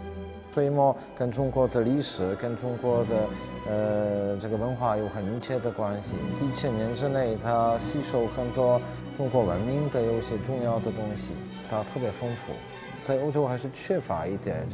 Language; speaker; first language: Chinese; non-native, fluent; Czech